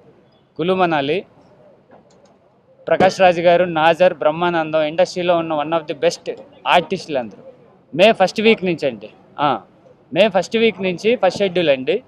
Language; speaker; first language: Telugu; native; Telugu